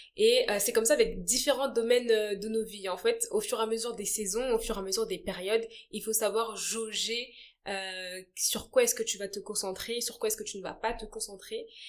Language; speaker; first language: French; early bilingual, other home language; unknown